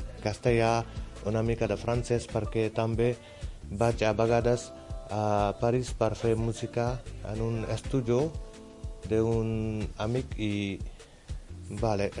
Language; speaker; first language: Catalan; non-native, learner; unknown